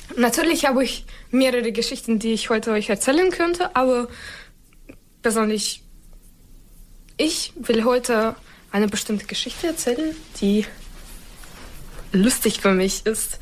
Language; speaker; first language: German; non-native, learner; Ukrainian